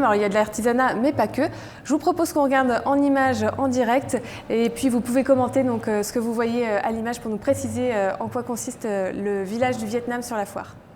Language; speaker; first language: French; native; French